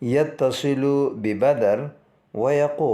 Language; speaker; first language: Arabic; non-native, fluent; Urdu